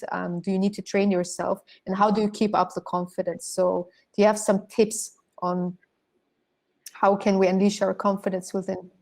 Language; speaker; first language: English; non-native, fluent; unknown